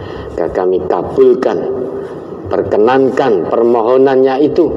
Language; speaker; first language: Indonesian; non-native, local second language; Javanese